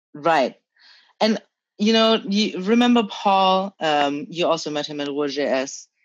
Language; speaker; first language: English; early bilingual, other home language; Chinese